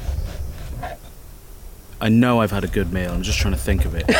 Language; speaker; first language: English; native; English